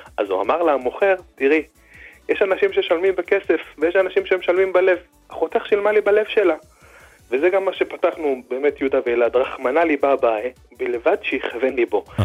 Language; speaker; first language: Hebrew; native; Hebrew